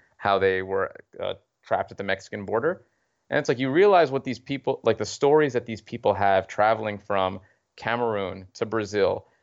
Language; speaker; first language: English; native; English